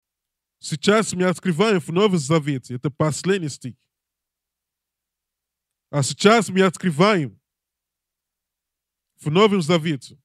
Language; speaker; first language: Russian; non-native, learner; English